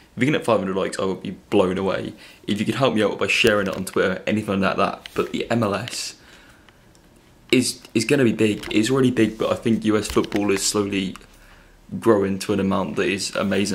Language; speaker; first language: English; native; English